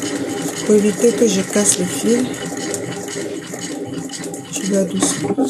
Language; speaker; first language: French; native; French